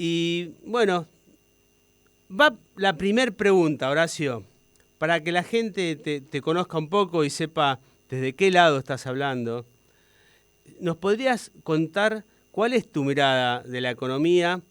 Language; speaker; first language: Spanish; native; Spanish